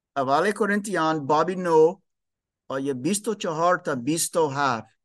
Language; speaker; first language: Persian; non-native, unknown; German